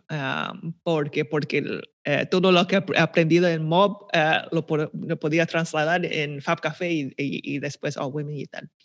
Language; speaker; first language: Spanish; non-native, fluent; Chinese